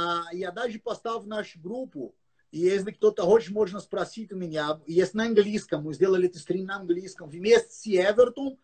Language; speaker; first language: Russian; non-native, learner; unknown